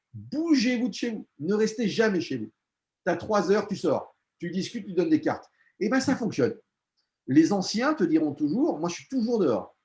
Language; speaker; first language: French; native; French